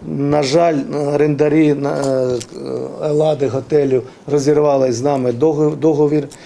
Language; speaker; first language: Ukrainian; native; Ukrainian